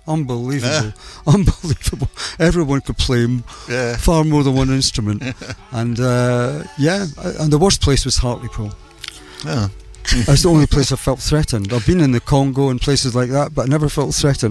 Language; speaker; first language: English; native; English